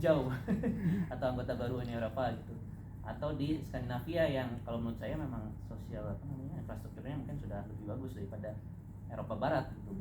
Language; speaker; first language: Indonesian; native; Indonesian